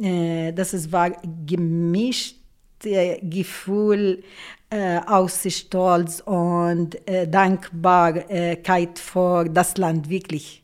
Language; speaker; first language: German; non-native, local second language; Arabic